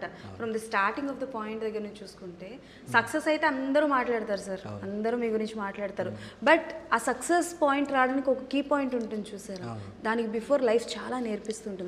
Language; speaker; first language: Telugu; native; Telugu